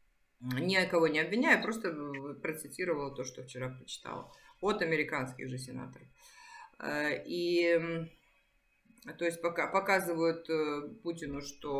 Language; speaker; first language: Russian; native; Russian